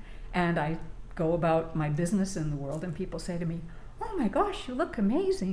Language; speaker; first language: English; native; English